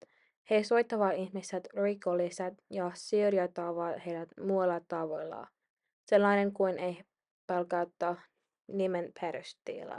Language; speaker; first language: Finnish; non-native, learner; English